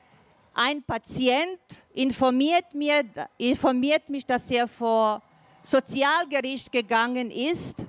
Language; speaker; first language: German; non-native, fluent; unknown